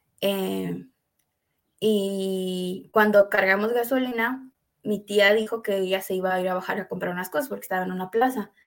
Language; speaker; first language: Spanish; native; Spanish